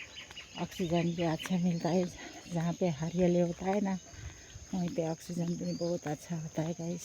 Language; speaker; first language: Hindi; non-native, local second language; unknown